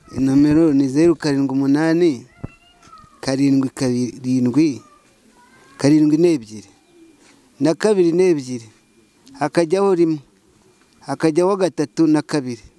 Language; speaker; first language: Kinyarwanda; native; Kinyarwanda